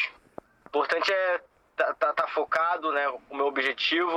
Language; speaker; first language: Portuguese; native; Portuguese